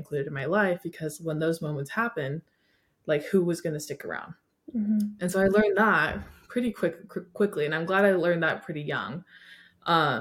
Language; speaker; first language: English; native; English